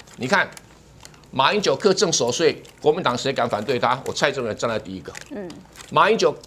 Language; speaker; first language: Chinese; native; Chinese